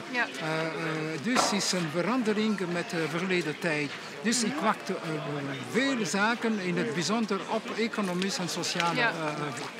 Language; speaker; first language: Dutch; non-native, local second language; French